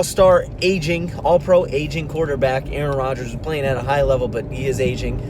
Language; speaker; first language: English; native; English